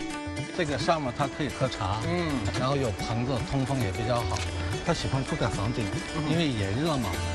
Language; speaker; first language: Chinese; native; Chinese